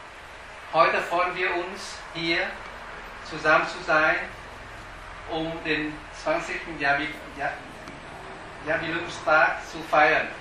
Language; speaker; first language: German; non-native, fluent; Vietnamese